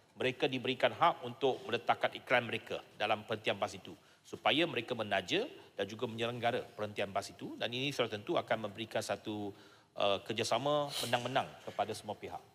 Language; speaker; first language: Malay; non-native, local second language; Chinese